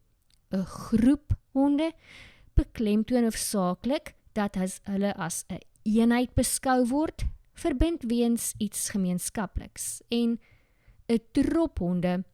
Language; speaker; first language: Afrikaans; native; Afrikaans